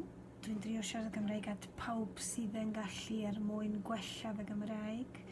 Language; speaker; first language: Welsh; non-native, fluent; Spanish